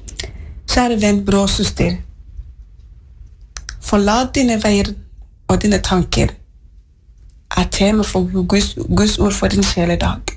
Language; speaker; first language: Norwegian; non-native, learner; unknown